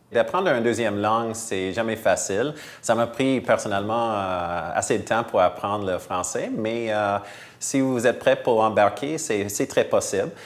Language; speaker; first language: French; non-native, fluent; English